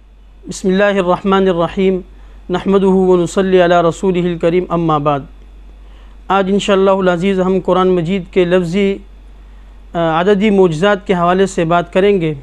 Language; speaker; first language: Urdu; native; Urdu